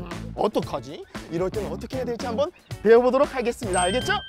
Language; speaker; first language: Korean; native; Korean